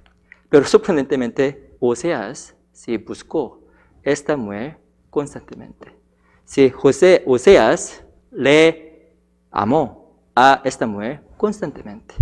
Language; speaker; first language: Spanish; non-native, fluent; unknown